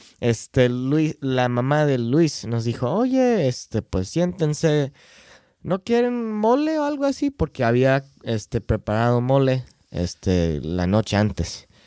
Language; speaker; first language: Spanish; non-native, fluent; English